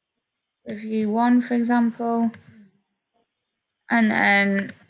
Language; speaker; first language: English; native; English